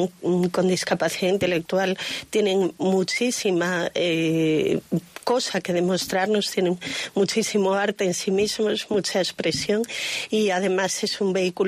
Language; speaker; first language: Spanish; native; Spanish